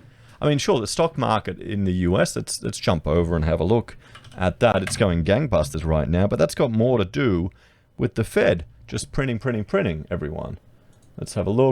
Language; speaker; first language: English; native; English